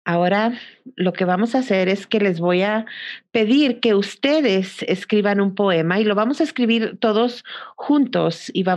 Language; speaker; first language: Spanish; early bilingual, heritage; Spanish